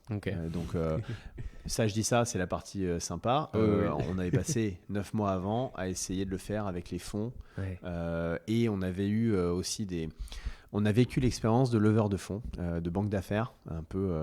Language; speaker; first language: French; native; French